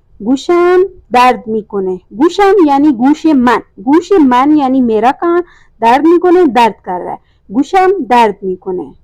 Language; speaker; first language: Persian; non-native, fluent; Urdu